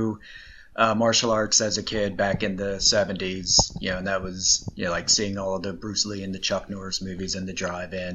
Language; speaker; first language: English; native; English